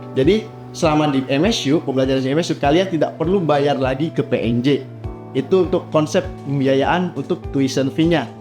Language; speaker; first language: Indonesian; native; Indonesian